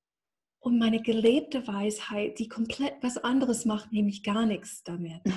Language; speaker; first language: German; non-native, fluent; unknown